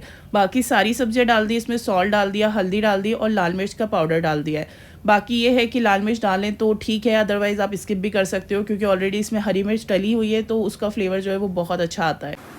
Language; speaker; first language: Hindi; native; Hindi